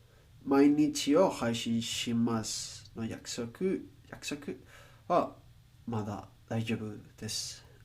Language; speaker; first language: Japanese; non-native, learner; Spanish